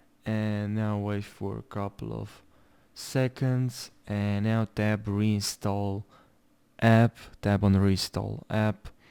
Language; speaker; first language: English; non-native, fluent; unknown